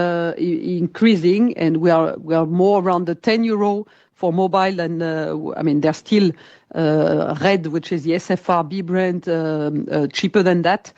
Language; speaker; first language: English; non-native, fluent; French